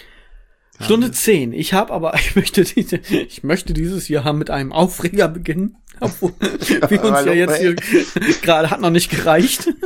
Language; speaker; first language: German; native; German